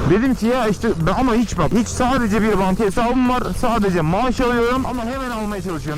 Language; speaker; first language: Turkish; native; Turkish